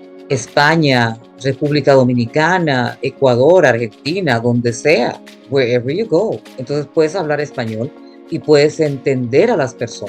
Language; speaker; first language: Spanish; non-native, fluent; English